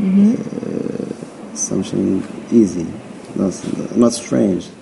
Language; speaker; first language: English; non-native, learner; Arabic